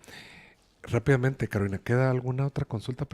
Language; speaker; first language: Spanish; native; Spanish